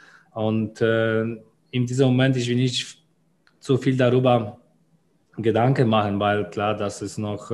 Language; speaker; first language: German; non-native, learner; Polish